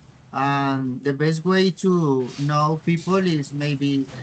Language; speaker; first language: English; non-native, learner; Spanish